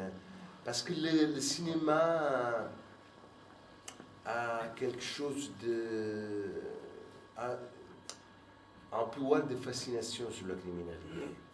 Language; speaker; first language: French; non-native, fluent; Italian